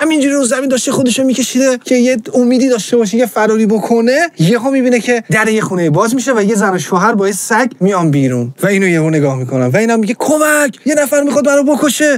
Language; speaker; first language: Persian; native; Persian